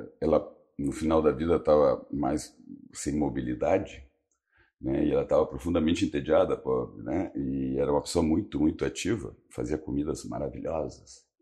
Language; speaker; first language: Portuguese; early bilingual, other home language; Spanish